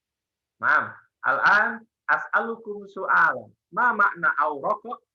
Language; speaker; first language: Arabic; non-native, fluent; Indonesian